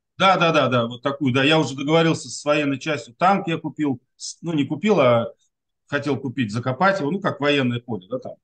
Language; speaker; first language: Russian; non-native, local second language; Tatar